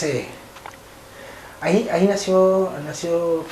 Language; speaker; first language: Spanish; native; Spanish